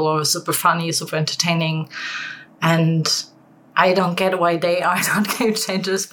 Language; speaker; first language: English; non-native, fluent; German